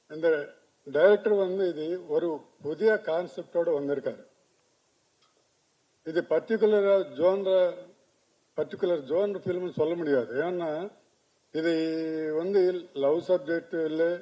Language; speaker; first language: Tamil; non-native, learner; Telugu